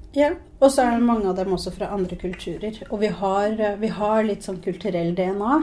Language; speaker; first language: Norwegian; early bilingual, other home language; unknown